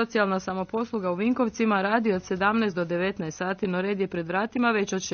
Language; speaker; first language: Croatian; native; Croatian